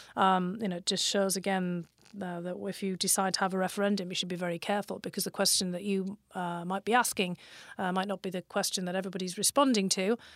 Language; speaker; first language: English; native; English